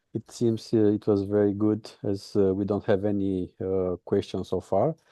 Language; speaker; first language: English; non-native, fluent; Romanian